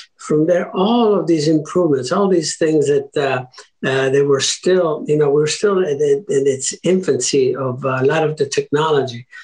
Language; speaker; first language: English; early bilingual, other home language; Italian